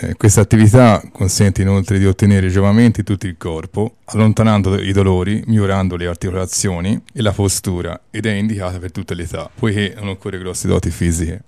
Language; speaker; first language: Italian; native; Italian